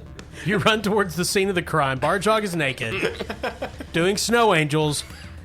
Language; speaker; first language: English; native; English